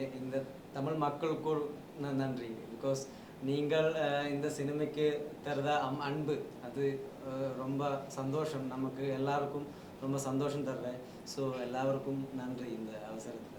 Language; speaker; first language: Tamil; non-native, learner; Malayalam